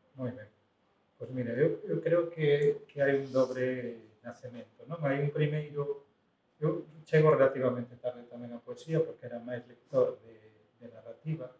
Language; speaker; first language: Galician; non-native, local second language; Spanish